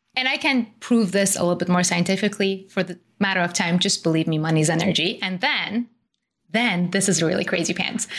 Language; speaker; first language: English; non-native, fluent; Persian